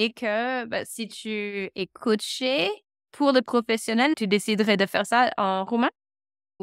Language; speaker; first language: French; non-native, fluent; English